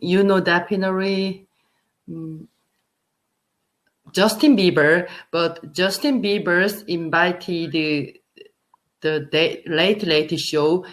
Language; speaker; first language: English; non-native, learner; Korean